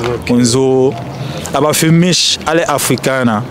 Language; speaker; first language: German; non-native, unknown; French